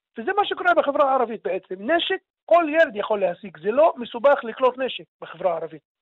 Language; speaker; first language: Hebrew; non-native, local second language; Arabic